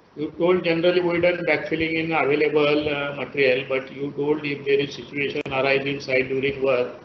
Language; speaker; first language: English; non-native, local second language; Marathi